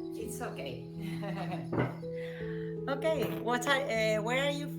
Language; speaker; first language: English; non-native, learner; Spanish